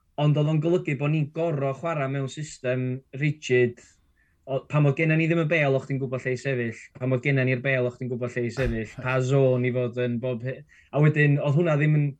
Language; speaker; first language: Welsh; native; Welsh